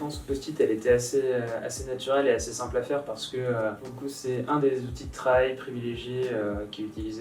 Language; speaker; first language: French; native; French